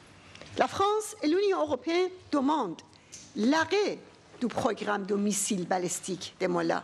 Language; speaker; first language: French; non-native, fluent; Persian